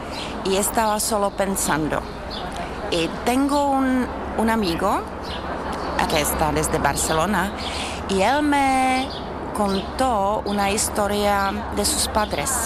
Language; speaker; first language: Spanish; non-native, learner; Czech